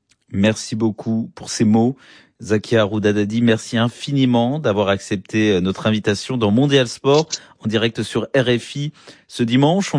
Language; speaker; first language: French; native; French